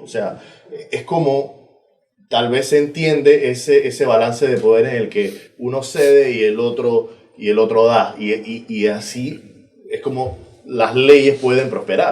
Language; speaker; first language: Spanish; native; Spanish